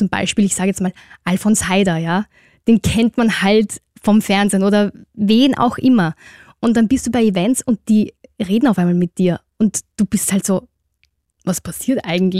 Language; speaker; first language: German; native; German